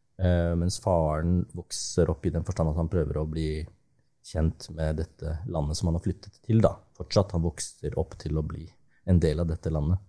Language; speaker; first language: Norwegian; early bilingual, other home language; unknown